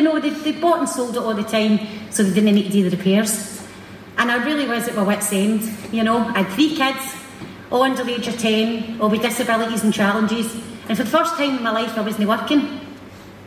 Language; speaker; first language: English; native; English